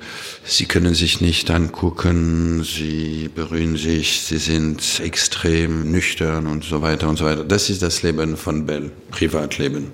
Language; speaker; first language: German; non-native, fluent; French